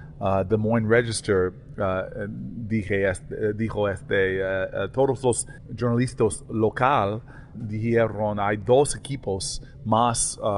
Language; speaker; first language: Spanish; non-native, learner; English